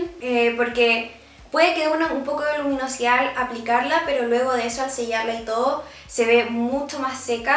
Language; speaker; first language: Spanish; native; Spanish